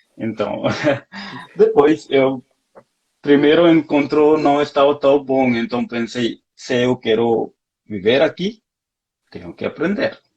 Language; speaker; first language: Portuguese; non-native, fluent; Hindi